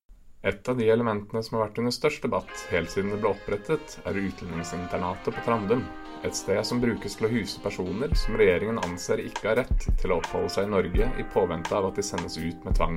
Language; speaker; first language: Norwegian; native; Norwegian